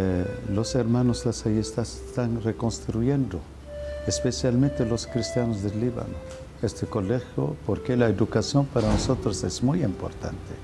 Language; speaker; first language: Spanish; non-native, fluent; Arabic